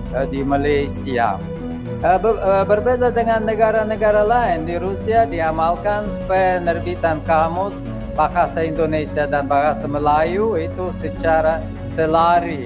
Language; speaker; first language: Indonesian; non-native, fluent; Russian